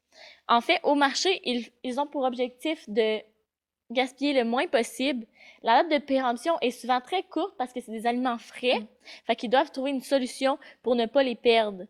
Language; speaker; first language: French; native; French